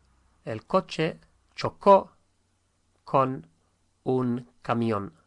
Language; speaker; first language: Spanish; non-native, fluent; English